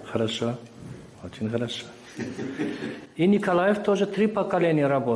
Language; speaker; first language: Russian; non-native, local second language; Turkmen